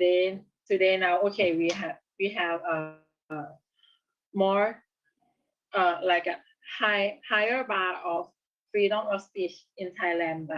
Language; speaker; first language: English; non-native, learner; Thai